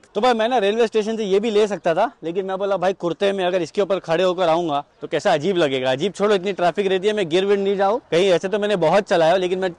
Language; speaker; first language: Hindi; non-native, local second language; Urdu